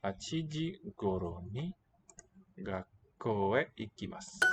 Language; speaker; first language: Japanese; non-native, learner; English